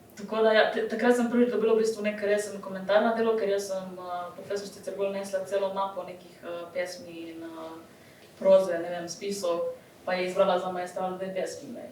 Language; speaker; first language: Slovenian; early bilingual, other home language; Bosnian